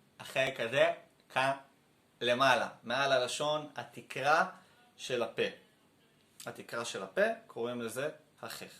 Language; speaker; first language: Hebrew; native; Hebrew